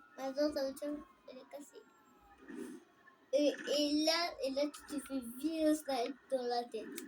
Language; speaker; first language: French; native; French